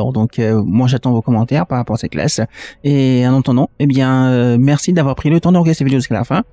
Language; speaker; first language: French; native; French